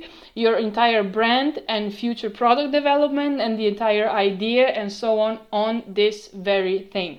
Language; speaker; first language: English; non-native, fluent; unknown